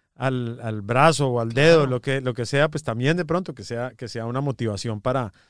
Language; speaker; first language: Spanish; native; Spanish